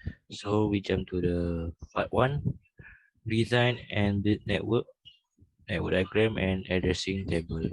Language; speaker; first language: English; non-native, local second language; Malay